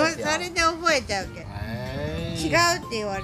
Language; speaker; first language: Japanese; native; Japanese